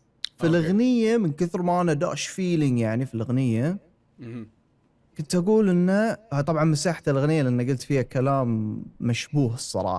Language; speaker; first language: Arabic; native; Arabic